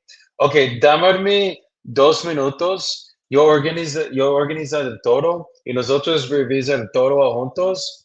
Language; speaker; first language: Spanish; non-native, learner; English